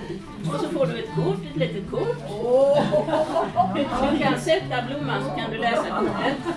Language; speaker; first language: Swedish; native; Swedish